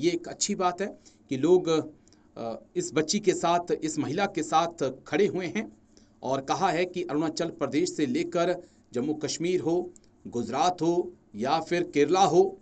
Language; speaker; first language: Hindi; native; Hindi